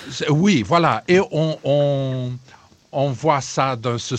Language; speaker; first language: French; non-native, fluent; Portuguese